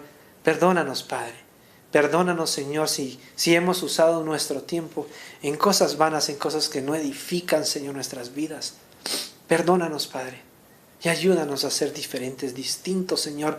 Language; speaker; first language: Spanish; native; Spanish